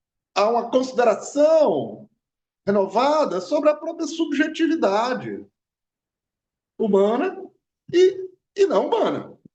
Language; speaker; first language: Portuguese; native; Portuguese